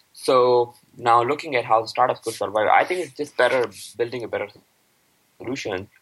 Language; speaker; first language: English; non-native, local second language; Urdu